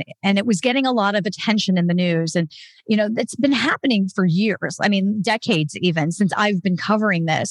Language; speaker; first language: English; native; English